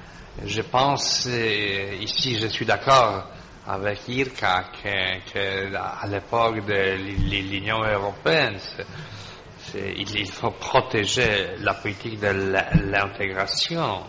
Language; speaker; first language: French; non-native, fluent; Polish